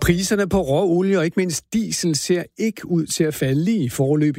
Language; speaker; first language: Danish; native; Danish